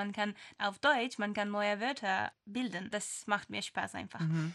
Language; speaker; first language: German; non-native, fluent; Turkish